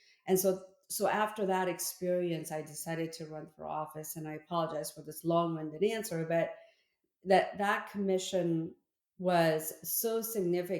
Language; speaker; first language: English; early bilingual, other home language; Korean